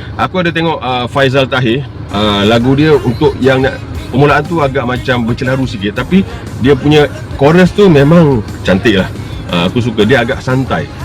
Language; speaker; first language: Malay; native; Malay